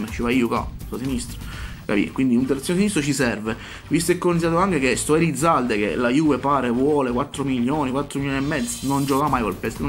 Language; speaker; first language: Italian; native; Italian